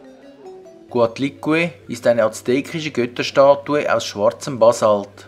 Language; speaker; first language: German; native; German